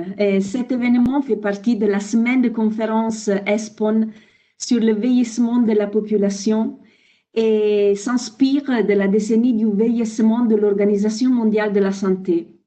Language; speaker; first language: French; non-native, fluent; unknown